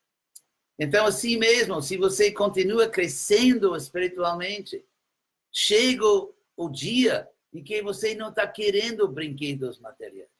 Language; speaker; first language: Portuguese; non-native, fluent; English